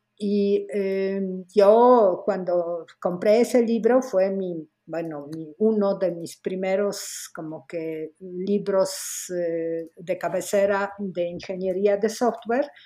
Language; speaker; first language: Spanish; non-native, fluent; Polish